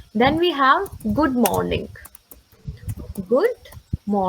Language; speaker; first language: English; non-native, local second language; Hindi